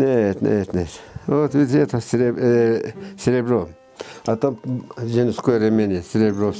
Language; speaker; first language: Russian; non-native, local second language; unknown